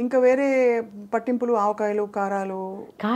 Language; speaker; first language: Telugu; native; Telugu